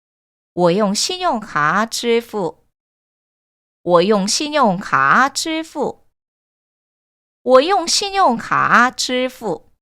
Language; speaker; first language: Chinese; non-native, fluent; Korean